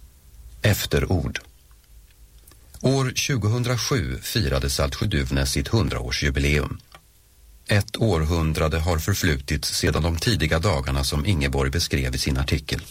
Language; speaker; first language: Swedish; native; Swedish